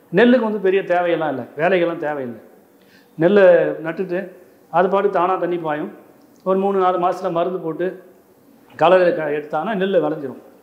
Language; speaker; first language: Tamil; native; Tamil